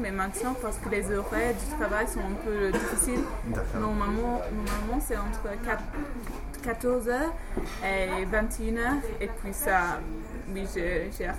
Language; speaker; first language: French; non-native, fluent; English